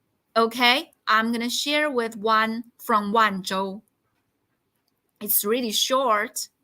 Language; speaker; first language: English; non-native, local second language; Chinese